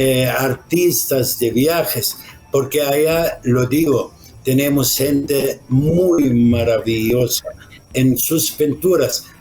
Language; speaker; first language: Spanish; non-native, fluent; Arabic